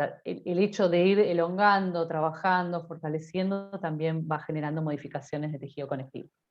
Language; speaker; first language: Spanish; native; Spanish